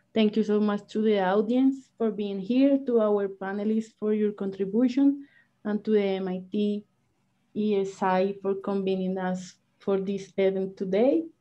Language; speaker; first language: English; non-native, fluent; Spanish